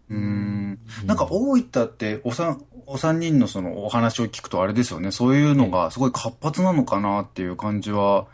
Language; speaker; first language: Japanese; native; Japanese